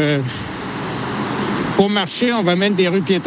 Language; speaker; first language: French; native; French